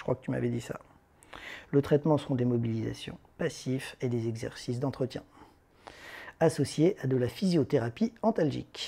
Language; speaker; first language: French; native; French